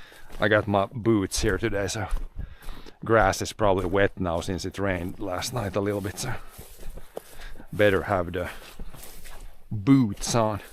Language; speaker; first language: English; non-native, fluent; Swedish